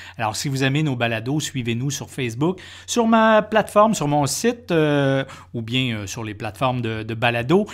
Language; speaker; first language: French; native; French